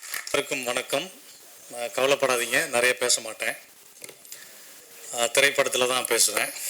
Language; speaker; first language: Tamil; native; Tamil